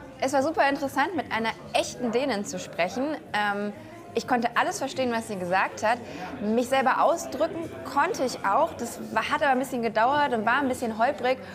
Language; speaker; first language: German; native; German